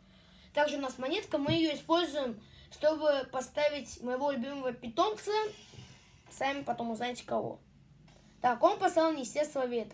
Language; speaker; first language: Russian; native; Russian